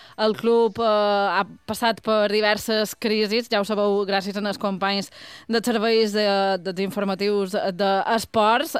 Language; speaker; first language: Catalan; native; Catalan